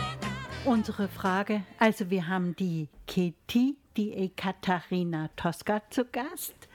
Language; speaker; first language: German; native; German